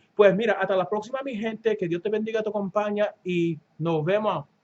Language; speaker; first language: Spanish; early bilingual, other home language; English